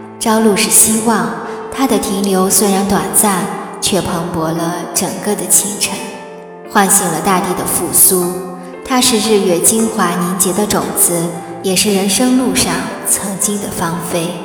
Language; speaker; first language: Chinese; native; Chinese